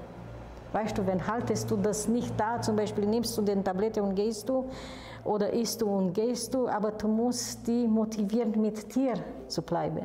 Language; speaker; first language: German; non-native, fluent; Romanian